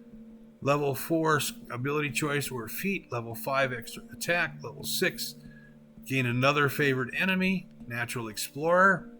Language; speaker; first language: English; native; English